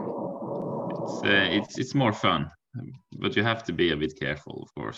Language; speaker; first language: English; non-native, fluent; Norwegian